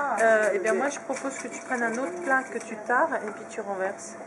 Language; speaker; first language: French; native; French